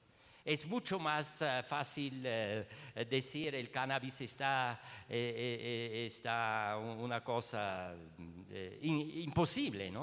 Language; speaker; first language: Spanish; non-native, learner; Swiss German